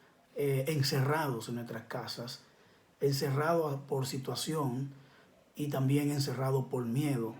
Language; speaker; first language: Spanish; native; Spanish